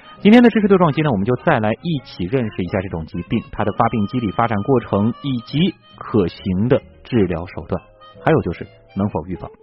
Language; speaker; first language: Chinese; native; Chinese